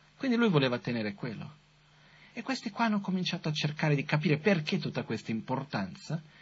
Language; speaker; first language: Italian; non-native, fluent; Portuguese